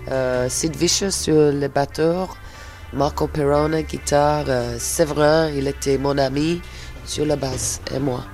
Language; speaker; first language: French; non-native, fluent; English